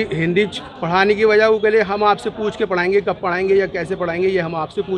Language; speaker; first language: Hindi; native; Hindi